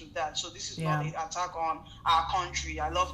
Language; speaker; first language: English; non-native, local second language; Yoruba